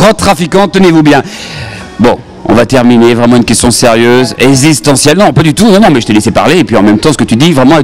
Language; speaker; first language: French; native; French